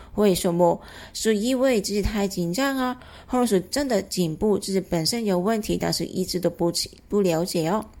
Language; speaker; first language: Chinese; non-native, local second language; Cantonese